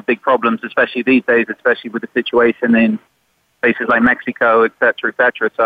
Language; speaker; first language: English; native; English